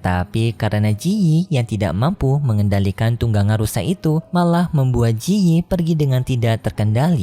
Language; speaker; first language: Indonesian; native; Indonesian